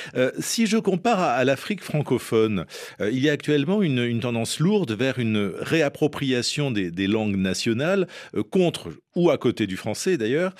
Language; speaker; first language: French; native; French